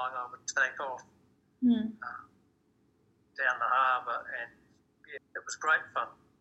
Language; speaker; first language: English; native; English